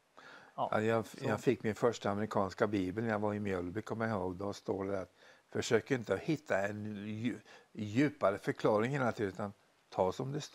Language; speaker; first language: Swedish; native; Swedish